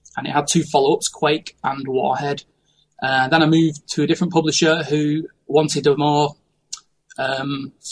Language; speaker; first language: English; native; English